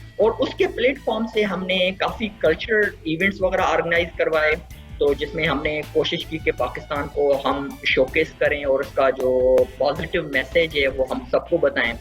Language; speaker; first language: Urdu; non-native, local second language; Sindhi